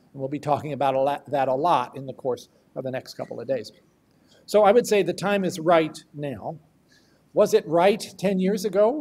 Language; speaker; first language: English; native; English